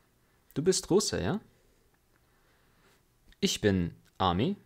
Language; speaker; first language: German; non-native, fluent; English